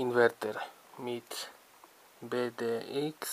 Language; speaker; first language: German; non-native, learner; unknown